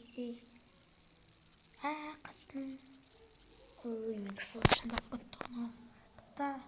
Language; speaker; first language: Kazakh; native; Kazakh